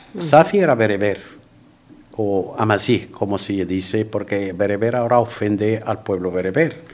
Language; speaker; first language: Spanish; non-native, fluent; Arabic